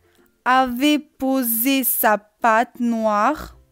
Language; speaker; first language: French; non-native, fluent; Russian